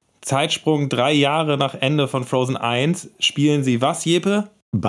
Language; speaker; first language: German; native; German